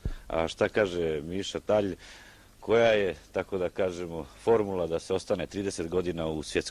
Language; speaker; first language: Bosnian; native; Bosnian